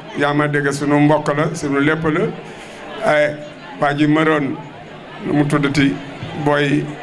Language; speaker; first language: Wolof; native; Wolof